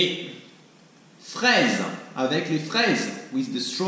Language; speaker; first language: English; non-native, fluent; French